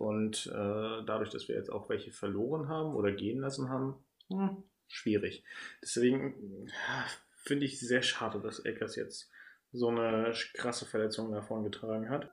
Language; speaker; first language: German; native; German